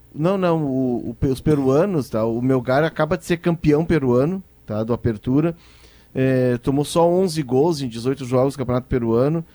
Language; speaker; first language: Portuguese; native; Portuguese